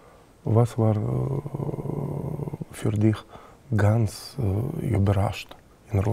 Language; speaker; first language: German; non-native, learner; Russian